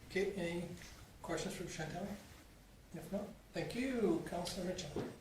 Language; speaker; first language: English; native; English